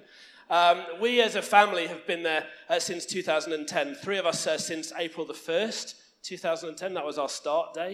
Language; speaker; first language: English; native; English